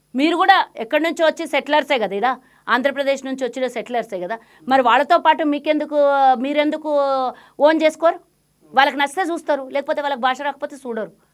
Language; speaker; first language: Telugu; native; Telugu